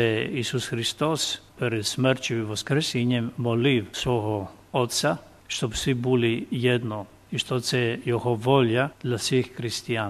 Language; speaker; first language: Ukrainian; non-native, fluent; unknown